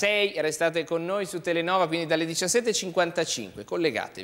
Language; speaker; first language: Italian; native; Italian